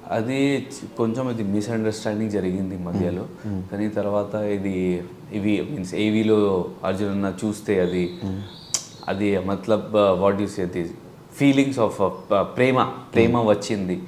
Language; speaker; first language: Telugu; non-native, local second language; Urdu